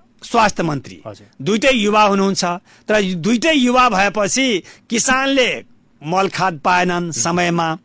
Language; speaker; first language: Nepali; non-native, local second language; Bhojpuri